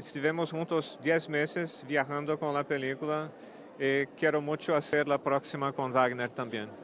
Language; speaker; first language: Spanish; non-native, fluent; Portuguese